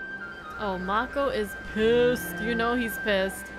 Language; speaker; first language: English; native; English